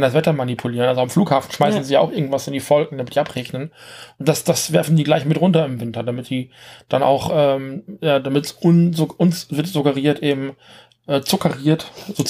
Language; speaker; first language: German; native; German